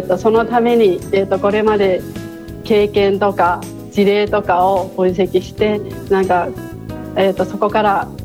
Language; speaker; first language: Japanese; non-native, fluent; Chinese